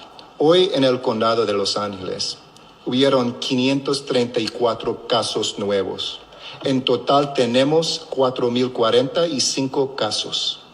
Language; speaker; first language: Spanish; non-native, local second language; English